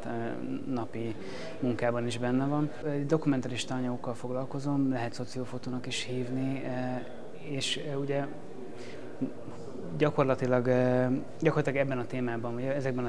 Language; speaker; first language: Hungarian; native; Hungarian